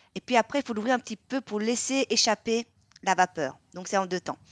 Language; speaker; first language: French; non-native, fluent; Vietnamese